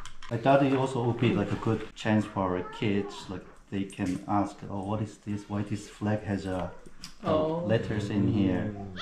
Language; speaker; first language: English; non-native, fluent; Korean